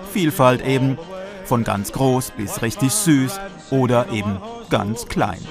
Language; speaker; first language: German; native; German